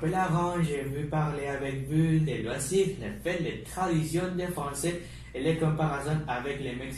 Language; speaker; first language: French; non-native, learner; Spanish